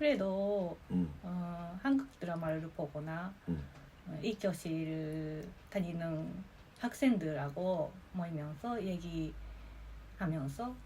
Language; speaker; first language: Korean; non-native, fluent; Japanese